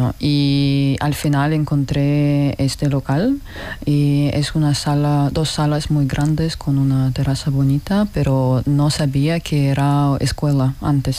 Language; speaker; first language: Spanish; non-native, learner; Russian